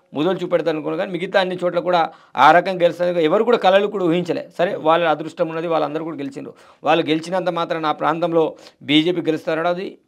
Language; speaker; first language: Telugu; non-native, local second language; Gondi